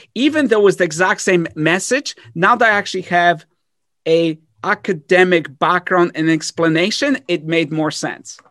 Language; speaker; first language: English; early bilingual, other home language; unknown